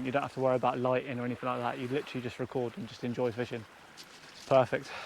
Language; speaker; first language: English; native; English